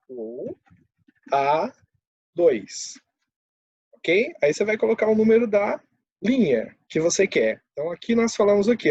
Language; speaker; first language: Portuguese; native; Portuguese